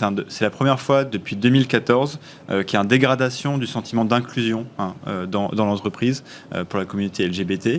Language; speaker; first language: French; native; French